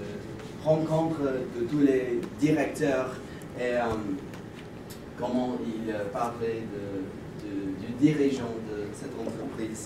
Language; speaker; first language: French; non-native, learner; English